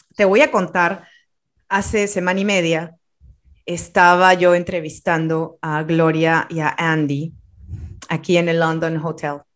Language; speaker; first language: Spanish; native; Spanish